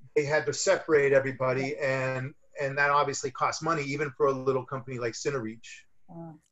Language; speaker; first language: English; native; English